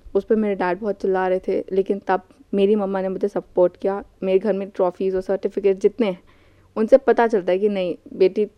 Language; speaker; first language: Hindi; native; Hindi